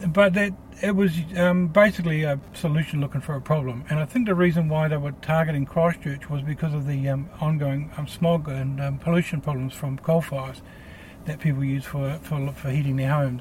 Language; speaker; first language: English; native; English